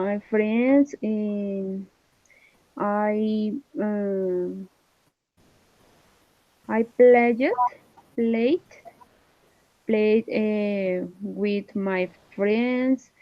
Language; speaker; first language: English; non-native, learner; Spanish